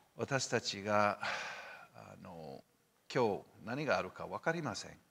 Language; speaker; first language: Japanese; non-native, fluent; English